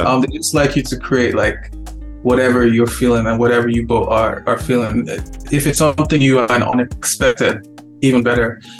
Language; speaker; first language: English; non-native, local second language; Yoruba